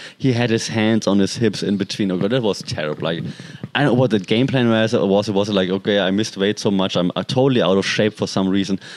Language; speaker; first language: English; non-native, fluent; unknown